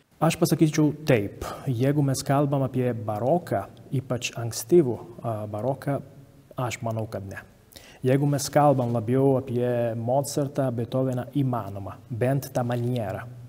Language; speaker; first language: Lithuanian; non-native, fluent; Italian